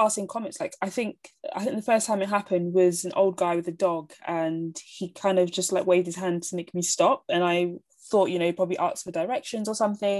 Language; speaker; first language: English; native; English